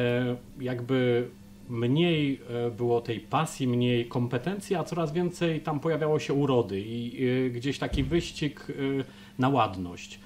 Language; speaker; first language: Polish; native; Polish